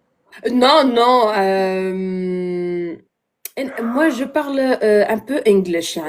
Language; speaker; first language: French; non-native, learner; Arabic